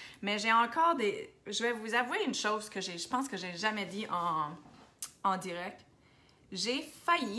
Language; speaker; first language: French; native; French